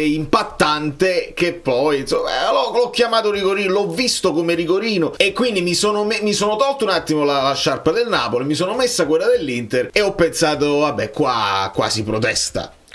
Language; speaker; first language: Italian; native; Italian